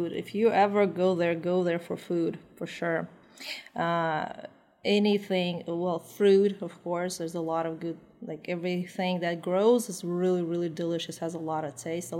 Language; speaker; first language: English; non-native, fluent; Uzbek